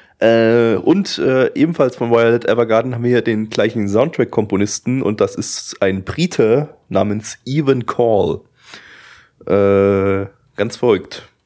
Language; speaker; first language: German; early bilingual, other home language; Russian